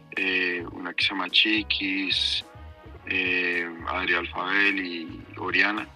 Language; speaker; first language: Spanish; native; Spanish